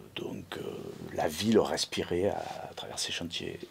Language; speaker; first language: French; native; French